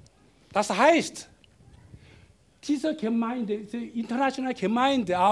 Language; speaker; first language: German; non-native, learner; Korean